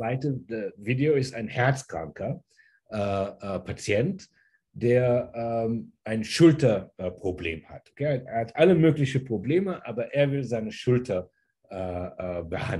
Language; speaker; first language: German; early bilingual, heritage; German